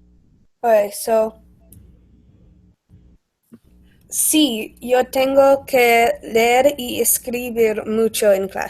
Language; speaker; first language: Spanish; non-native, learner; English